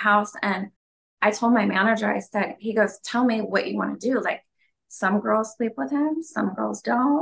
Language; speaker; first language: English; native; English